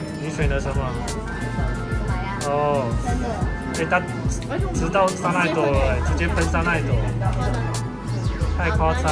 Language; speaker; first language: Chinese; native; Chinese